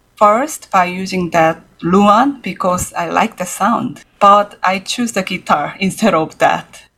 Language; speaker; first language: English; non-native, learner; Korean